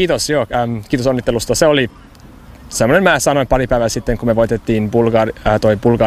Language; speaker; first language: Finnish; early bilingual, heritage; English